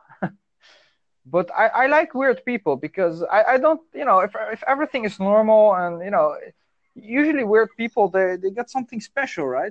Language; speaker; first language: English; non-native, fluent; Dutch